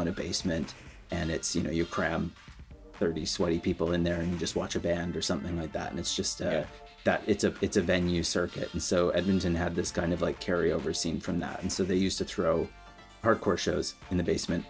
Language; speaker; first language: English; native; English